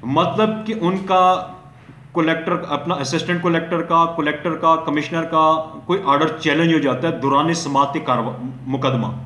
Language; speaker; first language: Urdu; native; Urdu